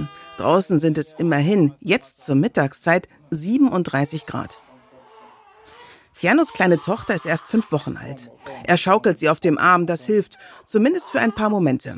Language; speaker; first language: German; native; German